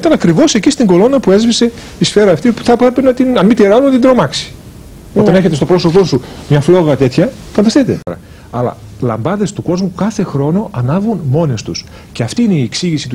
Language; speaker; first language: Greek; native; Greek